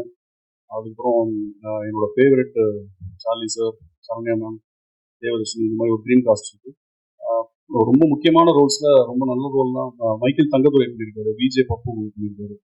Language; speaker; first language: Tamil; native; Tamil